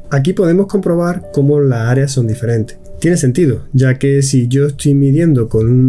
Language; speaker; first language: Spanish; native; Spanish